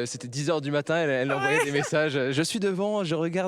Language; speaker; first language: French; native; French